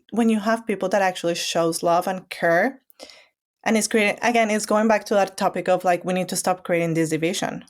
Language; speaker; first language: English; non-native, fluent; Spanish